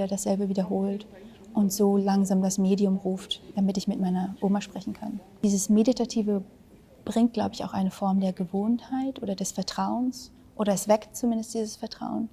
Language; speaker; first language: German; early bilingual, other home language; Vietnamese